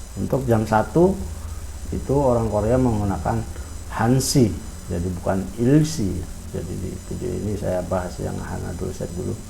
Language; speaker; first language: Indonesian; native; Indonesian